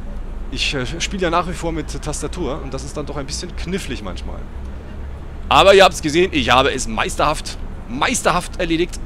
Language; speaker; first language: German; native; German